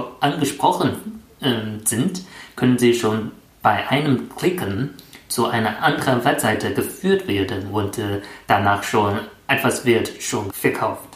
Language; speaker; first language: German; non-native, fluent; Chinese